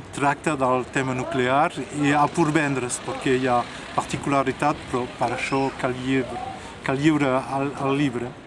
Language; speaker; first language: Catalan; non-native, local second language; French